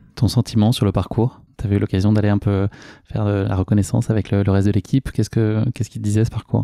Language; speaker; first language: French; native; French